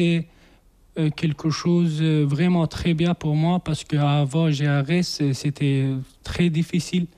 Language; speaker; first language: French; non-native, learner; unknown